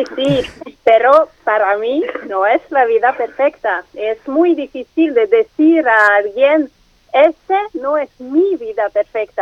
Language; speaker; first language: Spanish; non-native, learner; French